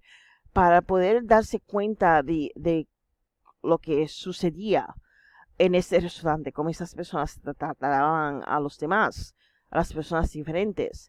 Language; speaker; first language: Spanish; non-native, fluent; English